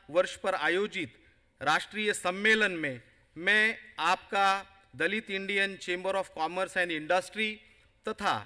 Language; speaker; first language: Hindi; non-native, local second language; Marathi